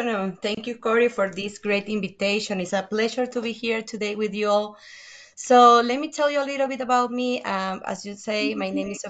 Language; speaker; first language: English; non-native, fluent; Spanish